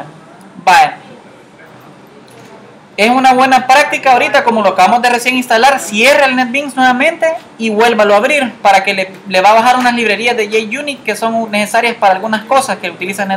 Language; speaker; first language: Spanish; native; Spanish